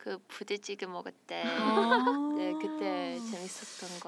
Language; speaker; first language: Korean; early bilingual, heritage; Korean